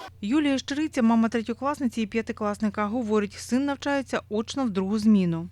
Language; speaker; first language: Ukrainian; native; Ukrainian